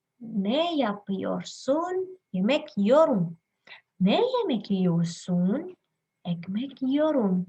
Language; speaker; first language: Turkish; non-native, learner; Indonesian